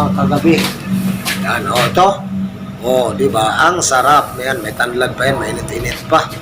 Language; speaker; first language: Filipino; non-native, local second language; Cebuano